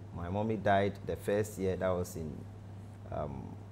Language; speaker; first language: English; non-native, local second language; Akan